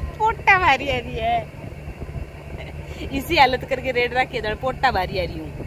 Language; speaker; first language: Hindi; native; Hindi